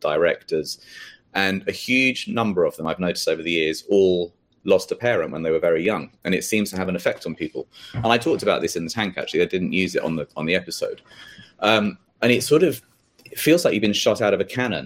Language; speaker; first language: English; native; English